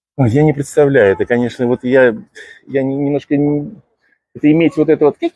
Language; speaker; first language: Russian; native; Russian